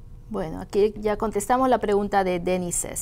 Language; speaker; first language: Spanish; native; Spanish